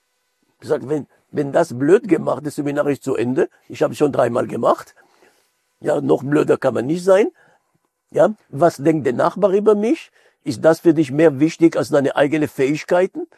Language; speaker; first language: German; non-native, fluent; Hebrew